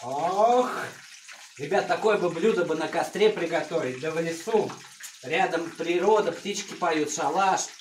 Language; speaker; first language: Russian; native; Russian